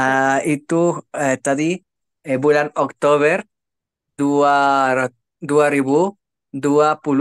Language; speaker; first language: Indonesian; non-native, learner; Spanish